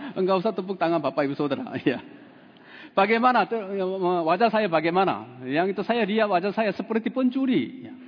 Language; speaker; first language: Indonesian; non-native, fluent; Korean